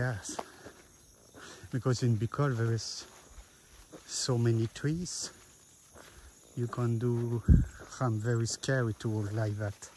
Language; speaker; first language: English; non-native, learner; French